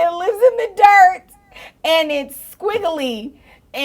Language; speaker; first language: English; native; English